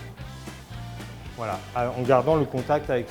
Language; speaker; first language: French; native; French